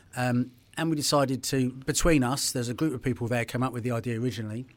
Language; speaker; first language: English; native; English